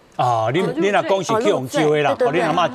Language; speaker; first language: Chinese; native; Chinese